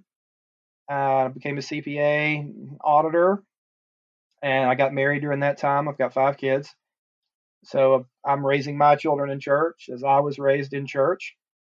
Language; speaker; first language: English; native; English